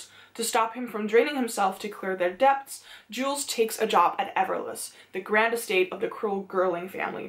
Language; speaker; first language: English; non-native, fluent; Dutch